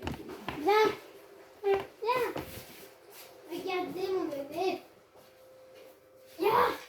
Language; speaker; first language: French; native; French